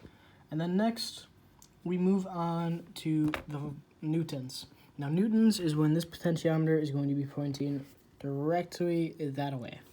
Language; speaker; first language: English; native; English